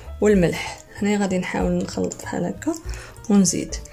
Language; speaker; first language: Arabic; native; Arabic